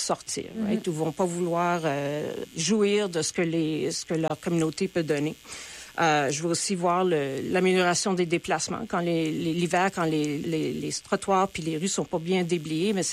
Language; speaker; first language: French; native; French